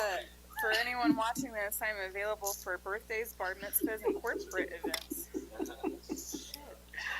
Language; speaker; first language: English; native; English